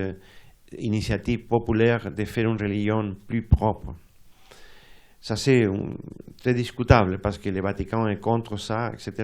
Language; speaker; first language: French; non-native, fluent; Spanish